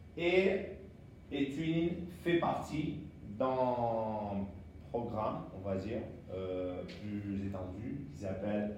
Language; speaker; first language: French; non-native, fluent; Spanish